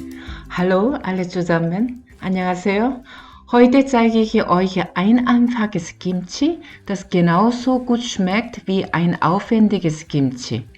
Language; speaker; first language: German; non-native, learner; Korean